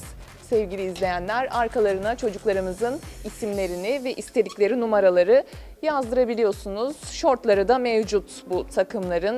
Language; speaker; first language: Turkish; native; Turkish